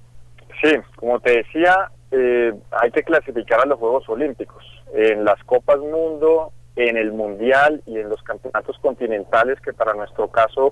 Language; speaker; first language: Spanish; native; Spanish